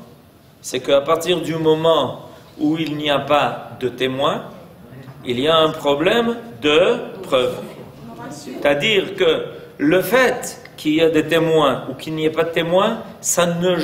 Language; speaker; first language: French; native; French